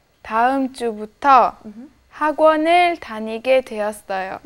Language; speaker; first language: Korean; non-native, learner; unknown